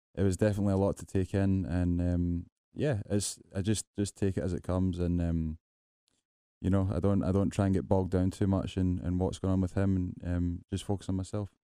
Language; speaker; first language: English; native; English